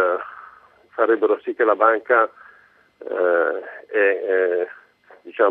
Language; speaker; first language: Italian; native; Italian